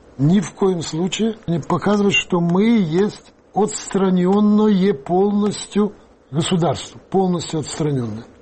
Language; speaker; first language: Russian; non-native, local second language; Ukrainian